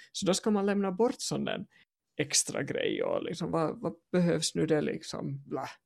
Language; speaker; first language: Swedish; native; Swedish